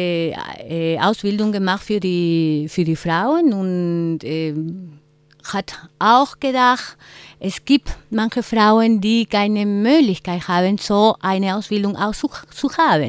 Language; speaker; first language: German; non-native, fluent; Spanish